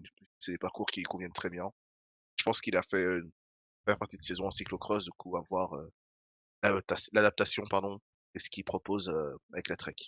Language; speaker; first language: French; native; French